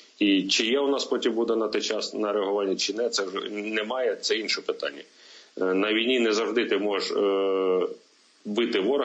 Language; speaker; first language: Ukrainian; native; Ukrainian